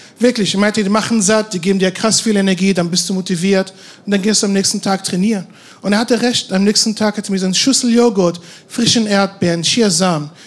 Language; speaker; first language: German; non-native, fluent; Arabic